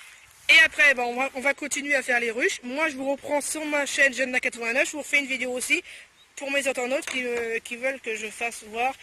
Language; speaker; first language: French; native; French